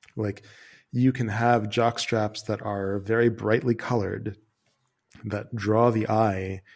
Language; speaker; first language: English; native; English